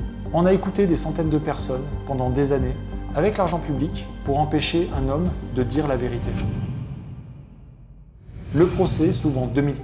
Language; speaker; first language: French; native; French